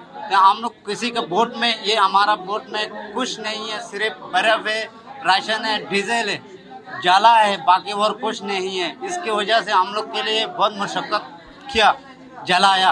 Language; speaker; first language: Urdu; non-native, local second language; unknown